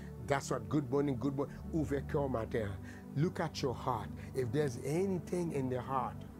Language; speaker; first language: English; non-native, fluent; Haitian Creole